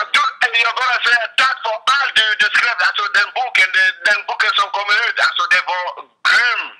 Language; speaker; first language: Swedish; non-native, fluent; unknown